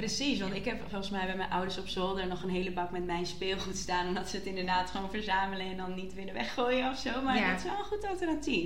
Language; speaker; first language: Dutch; native; Dutch